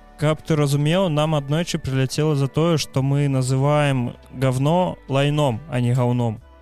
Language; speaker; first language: Belarusian; non-native, local second language; Russian